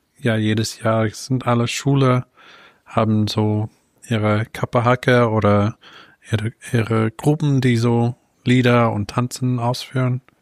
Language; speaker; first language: German; non-native, fluent; English